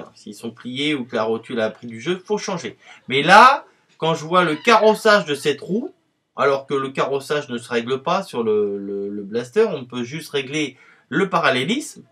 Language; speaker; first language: French; native; French